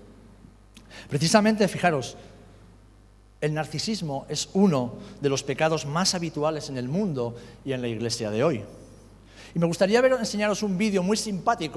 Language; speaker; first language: Spanish; native; Spanish